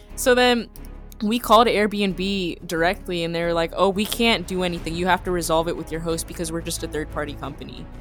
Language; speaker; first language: English; native; English